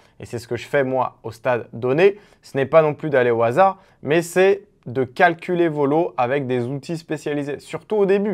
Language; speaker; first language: French; native; French